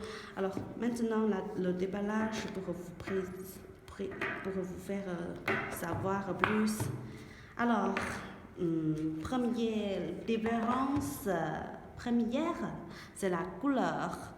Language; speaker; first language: French; non-native, learner; Chinese